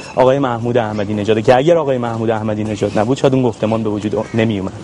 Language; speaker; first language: Persian; early bilingual, heritage; Persian